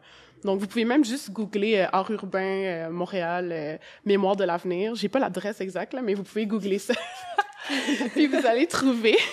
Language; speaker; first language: French; native; French